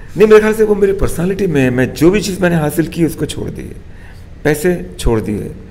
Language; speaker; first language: Hindi; non-native, local second language; Urdu